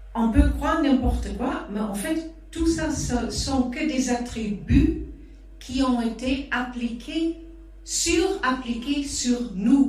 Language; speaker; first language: French; non-native, fluent; German